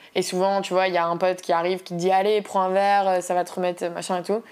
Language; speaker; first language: French; native; French